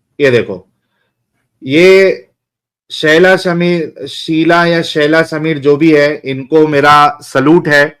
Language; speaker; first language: Hindi; native; Hindi